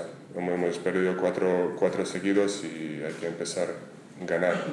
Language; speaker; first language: Spanish; non-native, fluent; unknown